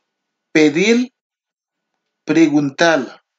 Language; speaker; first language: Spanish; non-native, learner; Haitian Creole